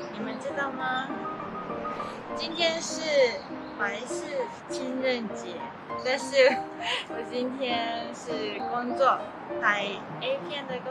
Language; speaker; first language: Chinese; early bilingual, heritage; Japanese